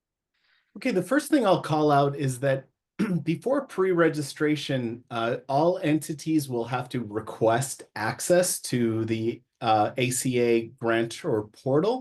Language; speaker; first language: English; native; English